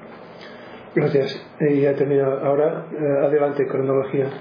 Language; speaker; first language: Spanish; native; Spanish